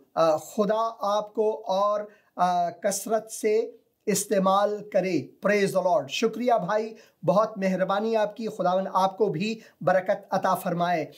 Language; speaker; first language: Hindi; non-native, fluent; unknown